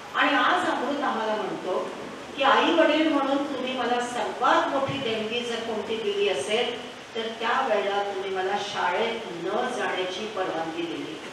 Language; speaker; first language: Marathi; non-native, local second language; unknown